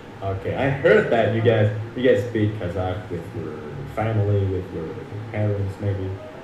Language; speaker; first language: English; non-native, fluent; Indonesian